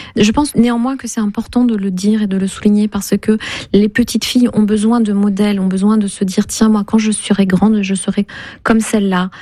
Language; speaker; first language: French; non-native, local second language; Kinyarwanda